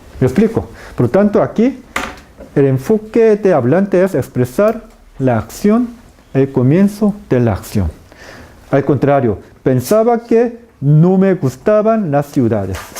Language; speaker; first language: Spanish; non-native, fluent; Korean